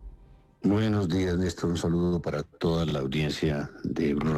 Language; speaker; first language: Spanish; native; Spanish